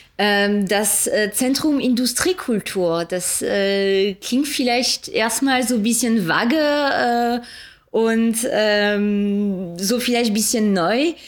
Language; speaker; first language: German; early bilingual, other home language; French